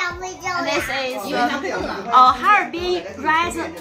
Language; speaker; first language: English; non-native, learner; Chinese